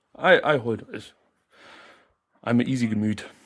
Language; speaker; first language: English; non-native, learner; German